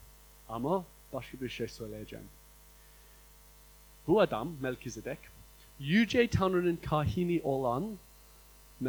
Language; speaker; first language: Turkish; non-native, fluent; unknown